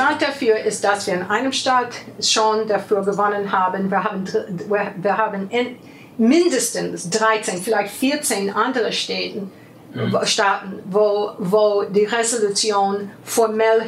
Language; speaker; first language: German; non-native, fluent; English